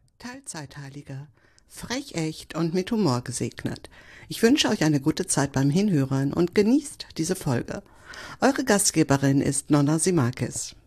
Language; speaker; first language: German; early bilingual, other home language; Greek